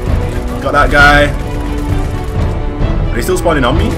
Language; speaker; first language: English; native; English